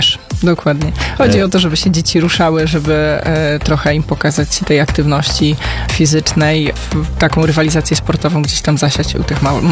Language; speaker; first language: Polish; native; Polish